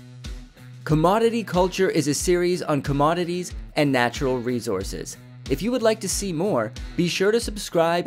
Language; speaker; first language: English; native; English